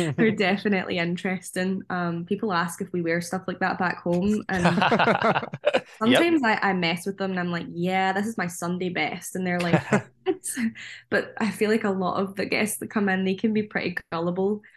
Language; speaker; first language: English; native; English